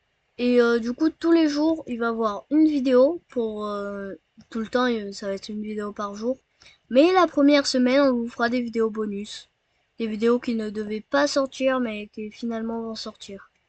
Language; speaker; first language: French; native; French